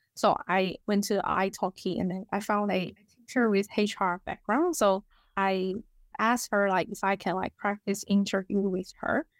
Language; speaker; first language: English; non-native, fluent; Chinese